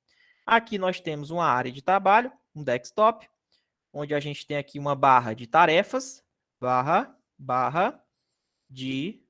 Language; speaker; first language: Portuguese; native; Portuguese